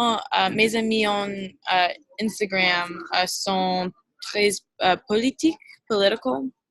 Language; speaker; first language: French; non-native, learner; English